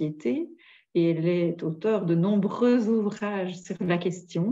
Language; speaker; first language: French; native; French